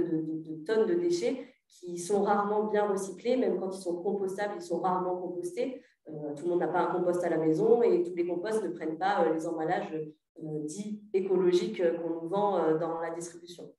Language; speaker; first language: French; native; French